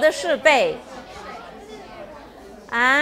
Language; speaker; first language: Chinese; non-native, fluent; Italian